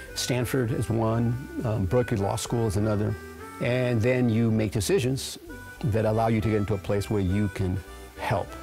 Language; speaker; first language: English; native; English